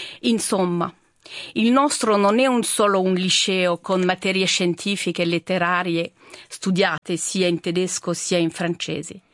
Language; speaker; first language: Italian; non-native, fluent; French